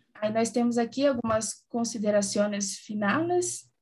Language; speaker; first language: Spanish; non-native, learner; Portuguese